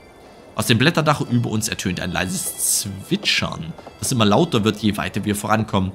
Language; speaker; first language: German; native; German